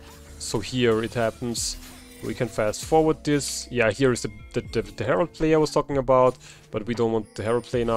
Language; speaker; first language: English; non-native, fluent; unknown